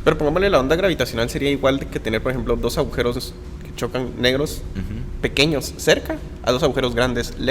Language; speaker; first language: Spanish; native; Spanish